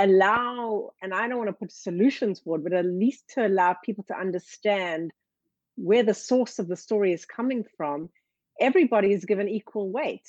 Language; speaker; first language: English; native; English